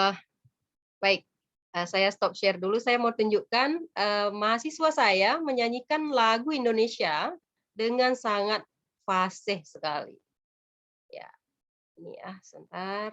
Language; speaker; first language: Indonesian; native; Indonesian